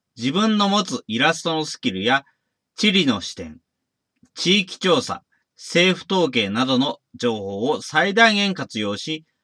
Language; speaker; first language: Japanese; native; Japanese